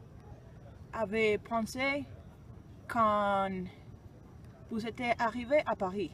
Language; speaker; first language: French; non-native, learner; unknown